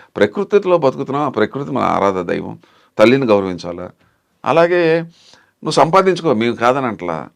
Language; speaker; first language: Telugu; native; Telugu